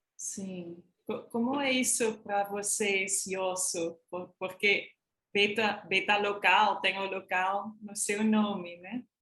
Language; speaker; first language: Portuguese; non-native, fluent; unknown